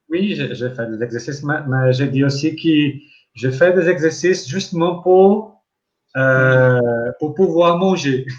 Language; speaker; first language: French; non-native, learner; Portuguese